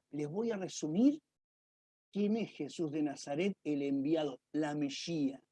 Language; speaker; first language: Spanish; native; Spanish